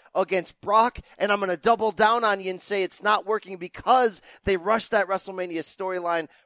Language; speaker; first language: English; native; English